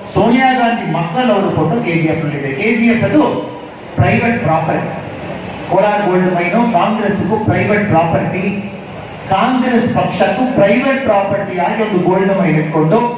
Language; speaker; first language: Kannada; non-native, local second language; Tamil